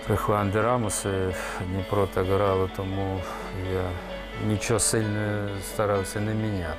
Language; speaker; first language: Ukrainian; native; Ukrainian